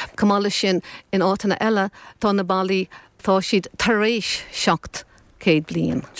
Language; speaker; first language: Irish; non-native, local second language; English